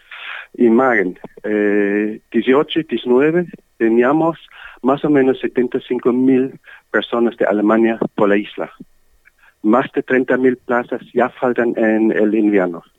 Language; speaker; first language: Spanish; non-native, learner; German